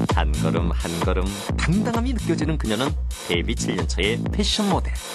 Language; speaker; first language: Korean; native; Korean